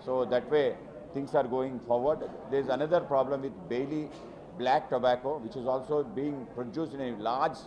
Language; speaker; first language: English; non-native, local second language; Telugu